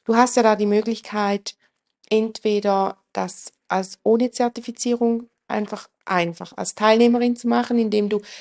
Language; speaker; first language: German; native; German